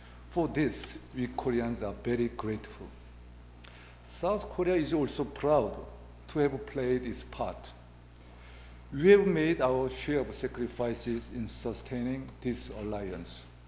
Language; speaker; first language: English; non-native, fluent; Korean